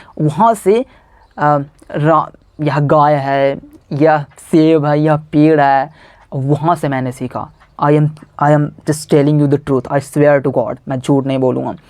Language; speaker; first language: Hindi; native; Hindi